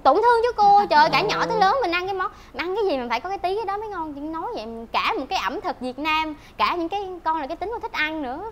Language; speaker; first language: Vietnamese; native; Vietnamese